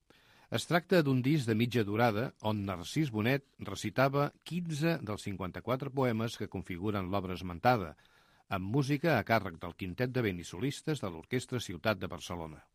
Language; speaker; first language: Catalan; native; Catalan